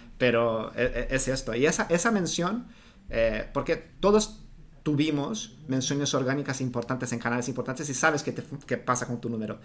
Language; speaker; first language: Spanish; non-native, fluent; Portuguese